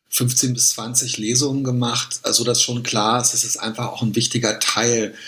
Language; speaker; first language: German; native; German